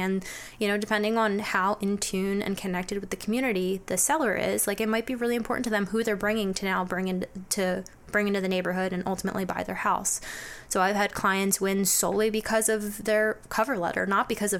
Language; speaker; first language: English; native; English